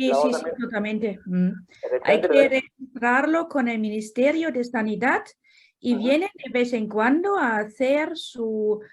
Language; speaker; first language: Spanish; non-native, fluent; German